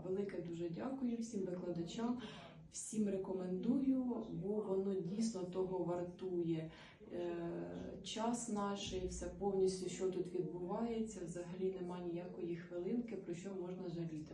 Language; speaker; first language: Ukrainian; native; Ukrainian